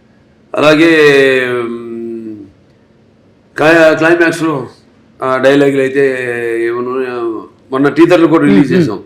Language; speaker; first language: Telugu; native; Telugu